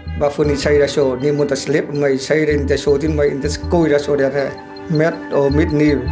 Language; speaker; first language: Swedish; non-native, learner; Vietnamese